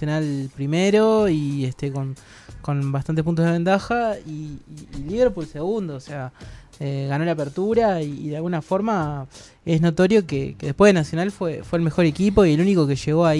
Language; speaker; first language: Spanish; native; Spanish